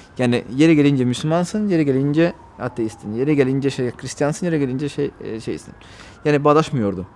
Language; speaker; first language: Turkish; non-native, fluent; Spanish